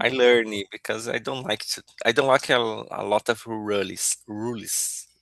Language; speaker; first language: English; non-native, learner; Portuguese